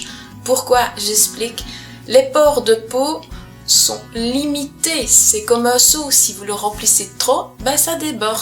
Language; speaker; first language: French; native; French